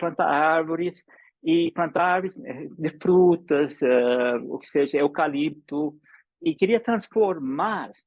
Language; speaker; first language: Portuguese; early bilingual, other home language; English